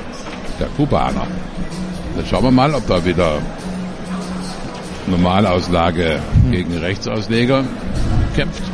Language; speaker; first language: German; native; German